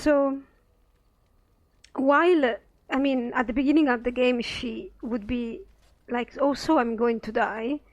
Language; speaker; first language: English; non-native, fluent; Italian